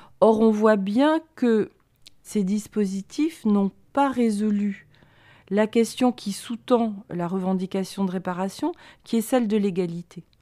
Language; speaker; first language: French; native; French